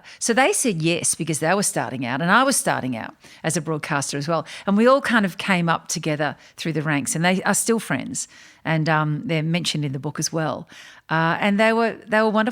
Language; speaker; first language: English; native; English